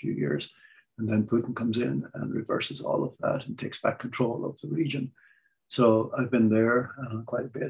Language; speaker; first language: English; native; English